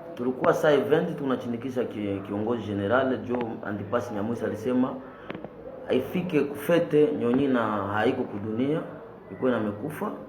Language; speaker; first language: Swahili; non-native, local second language; Nande